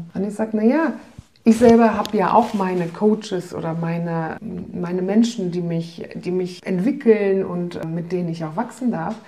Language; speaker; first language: German; early bilingual, other home language; Polish